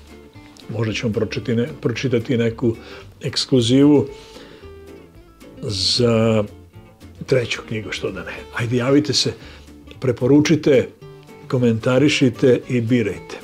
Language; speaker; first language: Bosnian; native; Bosnian